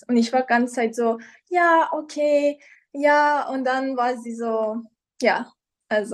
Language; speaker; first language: German; non-native, fluent; Persian